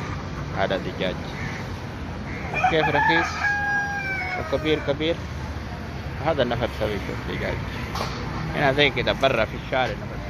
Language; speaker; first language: Arabic; non-native, learner; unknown